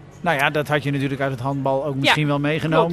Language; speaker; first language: Dutch; native; Dutch